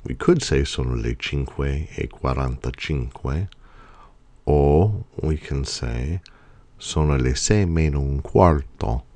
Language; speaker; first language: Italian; non-native, fluent; English